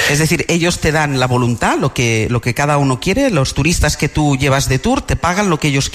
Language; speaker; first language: Spanish; native; Spanish